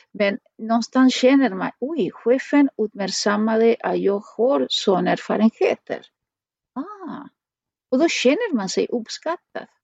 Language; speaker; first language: Swedish; non-native, fluent; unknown